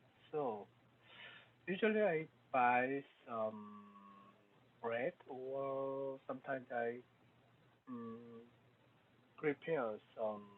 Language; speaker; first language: English; non-native, learner; Korean